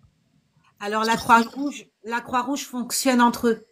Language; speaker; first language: French; native; French